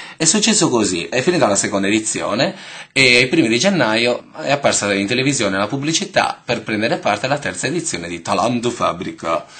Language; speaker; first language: Italian; native; Italian